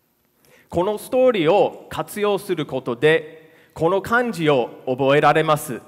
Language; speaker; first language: Japanese; non-native, fluent; English